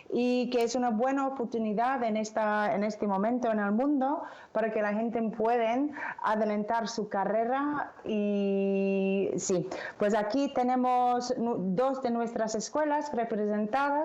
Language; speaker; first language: Spanish; non-native, fluent; English